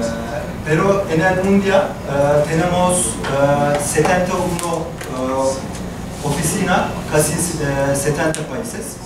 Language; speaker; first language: Spanish; non-native, learner; Turkish